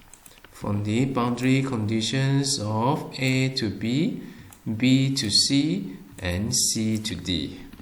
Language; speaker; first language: English; non-native, fluent; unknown